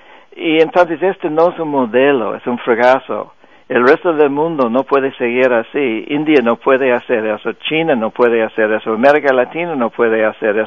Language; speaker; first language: Spanish; non-native, fluent; English